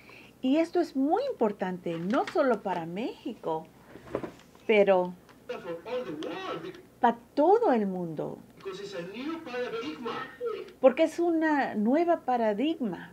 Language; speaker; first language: Spanish; early bilingual, heritage; Spanish